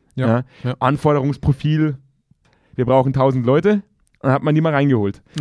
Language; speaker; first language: German; native; German